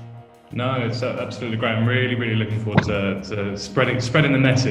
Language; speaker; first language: English; native; English